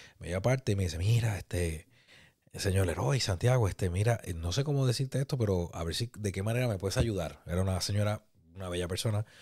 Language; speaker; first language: Spanish; native; Spanish